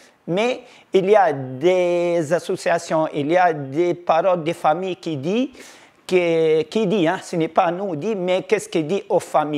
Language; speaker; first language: French; non-native, local second language; Arabic